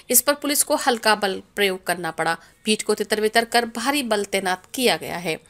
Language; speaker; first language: Hindi; native; Hindi